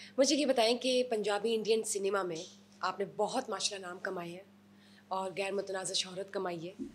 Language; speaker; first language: Urdu; native; Urdu